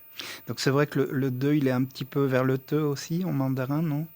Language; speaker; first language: French; native; French